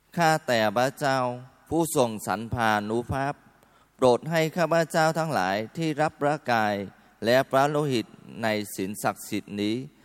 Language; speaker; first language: Thai; non-native, fluent; Vietnamese